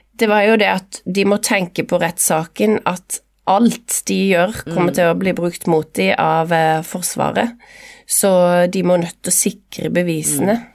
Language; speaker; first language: Norwegian; native; Norwegian